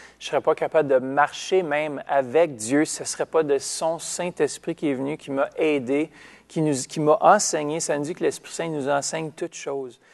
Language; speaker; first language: French; native; French